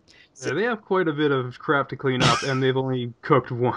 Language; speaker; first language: English; native; English